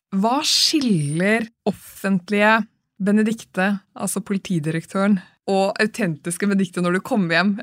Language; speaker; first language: Norwegian; native; Norwegian